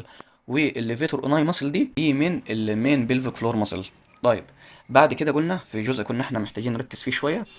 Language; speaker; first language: Arabic; native; Arabic